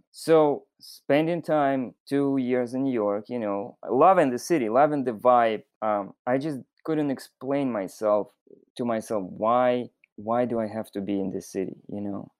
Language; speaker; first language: English; non-native, fluent; Russian